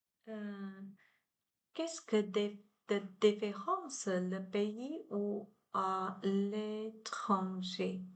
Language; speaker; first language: French; non-native, learner; Chinese